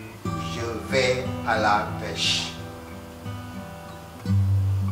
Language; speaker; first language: French; non-native, fluent; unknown